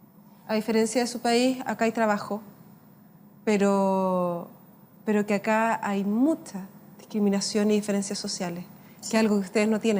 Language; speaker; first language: Spanish; native; Spanish